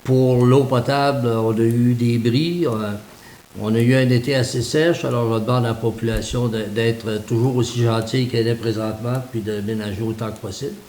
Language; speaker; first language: French; native; French